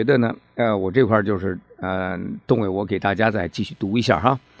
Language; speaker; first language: Chinese; native; Chinese